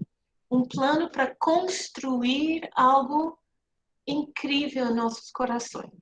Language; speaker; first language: Portuguese; non-native, fluent; English